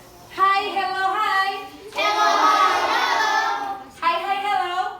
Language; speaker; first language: English; non-native, learner; Indonesian